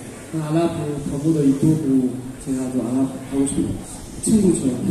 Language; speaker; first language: Korean; non-native, learner; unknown